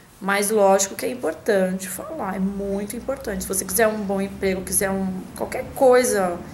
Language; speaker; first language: Portuguese; native; Portuguese